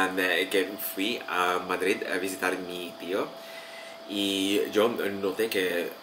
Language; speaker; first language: Spanish; non-native, learner; Filipino